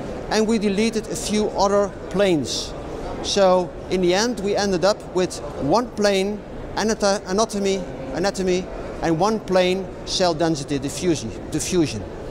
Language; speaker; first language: English; non-native, fluent; Dutch